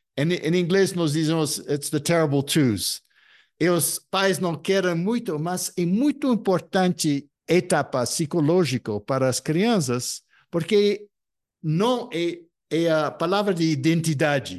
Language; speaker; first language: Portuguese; non-native, fluent; English